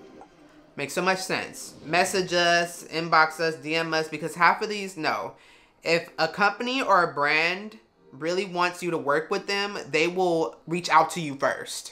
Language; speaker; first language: English; native; English